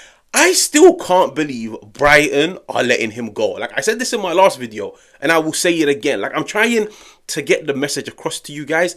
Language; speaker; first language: English; native; English